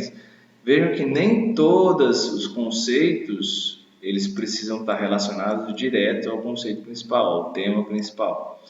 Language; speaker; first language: Portuguese; native; Portuguese